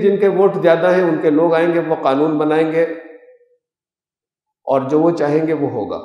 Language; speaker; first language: Urdu; native; Urdu